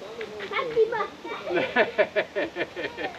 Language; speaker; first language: Icelandic; early bilingual, heritage; Icelandic